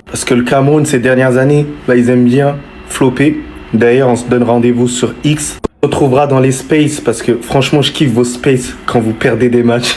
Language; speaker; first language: French; early bilingual, other home language; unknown